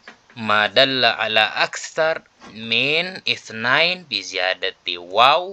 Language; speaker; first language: Arabic; non-native, fluent; Filipino